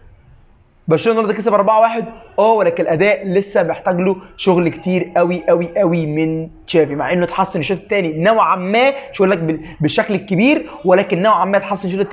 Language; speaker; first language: Arabic; native; Arabic